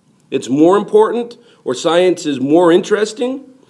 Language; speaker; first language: English; native; English